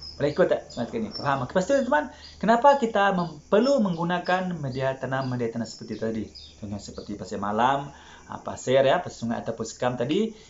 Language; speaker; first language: Malay; native; Malay